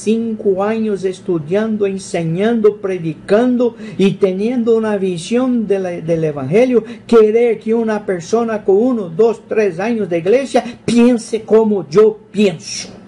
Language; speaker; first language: Spanish; non-native, fluent; Portuguese